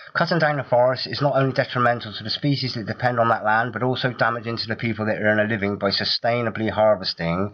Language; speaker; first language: English; native; English